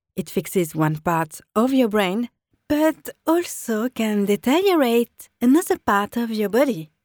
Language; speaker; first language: English; non-native, fluent; French